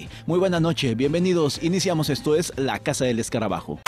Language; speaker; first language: Spanish; native; Spanish